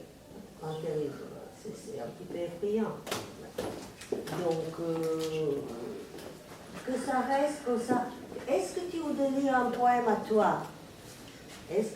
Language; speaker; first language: French; non-native, fluent; Serbian